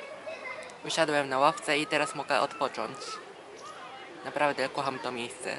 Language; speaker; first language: Polish; non-native, fluent; Japanese